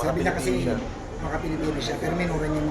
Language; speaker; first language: Filipino; native; Filipino